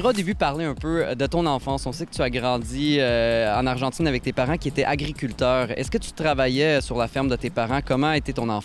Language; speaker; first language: French; native; French